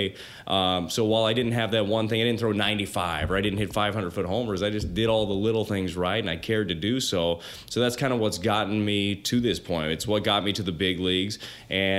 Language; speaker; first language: English; native; English